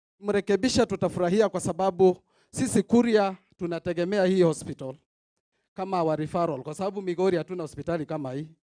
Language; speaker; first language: Swahili; non-native, local second language; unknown